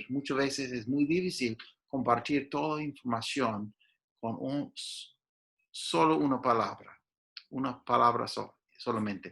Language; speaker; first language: Spanish; non-native, fluent; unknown